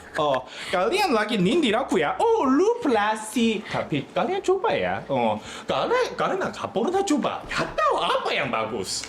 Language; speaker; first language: Indonesian; non-native, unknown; Korean